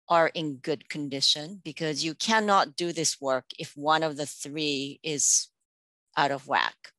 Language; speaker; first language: English; non-native, local second language; Japanese